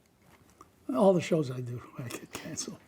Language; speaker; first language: English; native; English